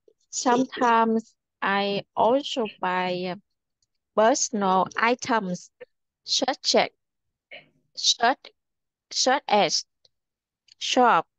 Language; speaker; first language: English; non-native, learner; Vietnamese